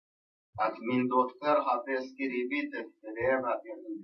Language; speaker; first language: Swedish; non-native, local second language; Persian